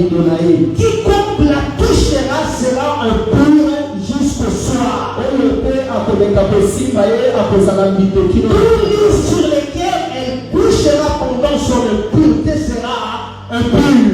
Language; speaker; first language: French; non-native, local second language; Lingala